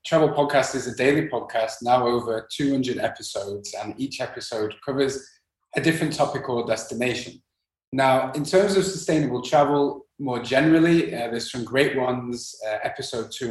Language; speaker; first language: English; native; English